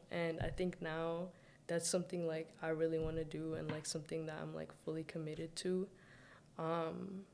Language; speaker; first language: English; early bilingual, other home language; Arabic